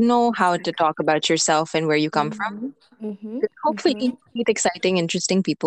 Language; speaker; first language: English; non-native, local second language; Urdu